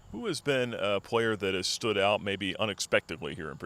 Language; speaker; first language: English; native; English